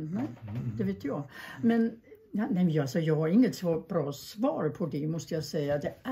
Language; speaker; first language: Swedish; early bilingual, other home language; German